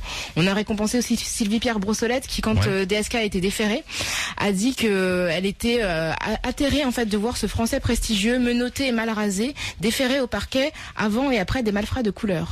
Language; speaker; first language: French; native; French